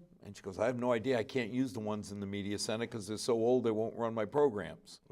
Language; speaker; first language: English; native; English